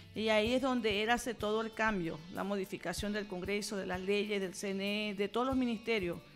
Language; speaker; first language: Spanish; native; Spanish